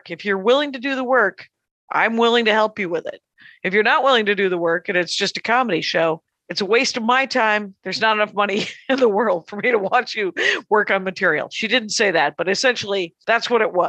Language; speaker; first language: English; native; English